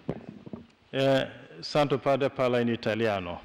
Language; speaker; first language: Italian; non-native, fluent; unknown